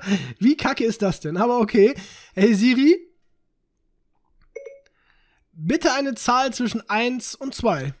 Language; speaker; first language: German; native; German